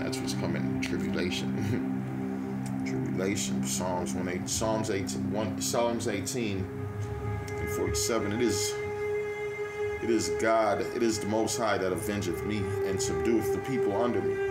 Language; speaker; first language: English; native; English